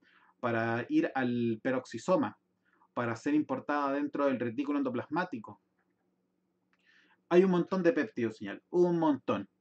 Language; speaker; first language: Spanish; native; Spanish